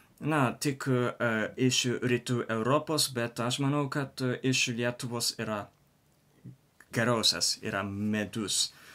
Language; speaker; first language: Lithuanian; non-native, learner; Japanese